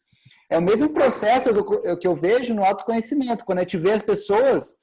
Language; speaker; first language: Portuguese; native; Portuguese